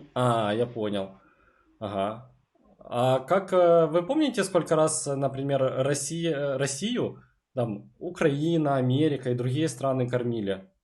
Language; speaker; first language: Russian; native; Russian